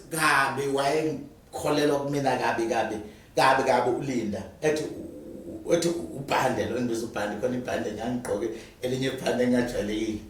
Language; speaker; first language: Zulu; native; Zulu